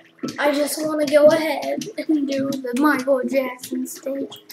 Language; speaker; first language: English; native; English